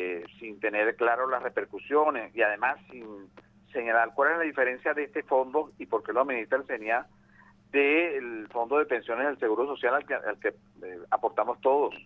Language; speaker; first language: Spanish; native; Spanish